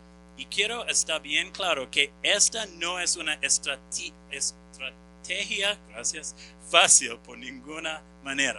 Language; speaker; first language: Spanish; non-native, fluent; English